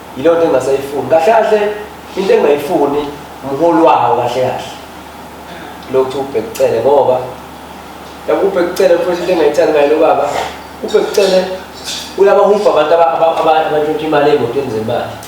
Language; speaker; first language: Zulu; native; Zulu